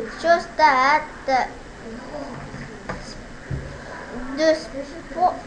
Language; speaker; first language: English; non-native, learner; Korean